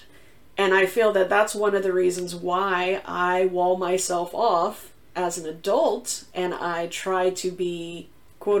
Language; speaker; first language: English; native; English